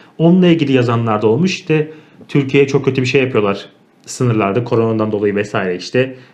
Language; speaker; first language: Turkish; native; Turkish